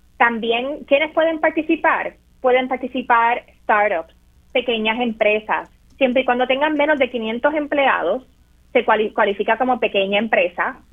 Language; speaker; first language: Spanish; native; Spanish